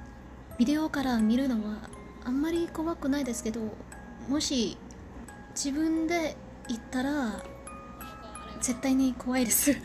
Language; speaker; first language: Japanese; non-native, learner; Thai